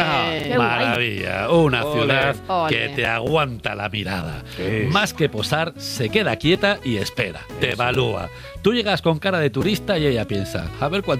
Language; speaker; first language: Spanish; native; Spanish